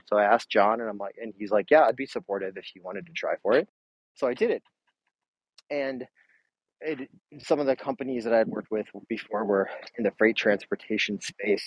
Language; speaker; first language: English; native; English